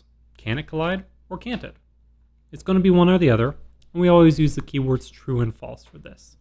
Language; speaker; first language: English; native; English